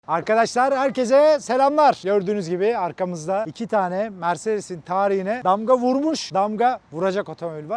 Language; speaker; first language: Turkish; native; Turkish